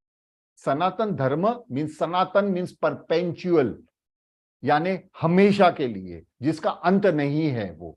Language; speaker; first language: Hindi; native; Hindi